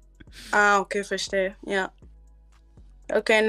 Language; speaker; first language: German; non-native, learner; Spanish